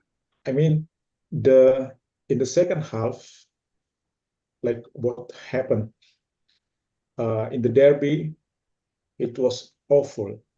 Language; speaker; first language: English; non-native, fluent; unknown